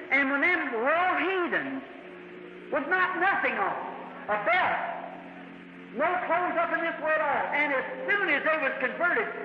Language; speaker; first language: English; native; English